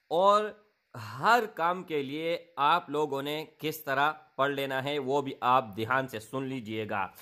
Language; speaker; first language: Urdu; non-native, local second language; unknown